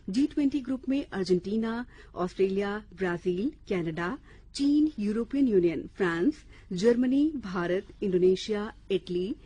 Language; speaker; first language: Hindi; native; Hindi